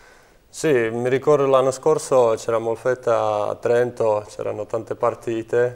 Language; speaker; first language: Italian; non-native, fluent; Czech